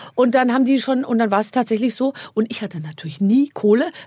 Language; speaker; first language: German; native; German